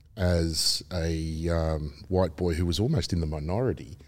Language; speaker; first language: English; native; English